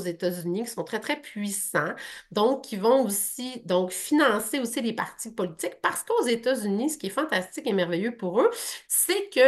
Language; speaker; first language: French; native; French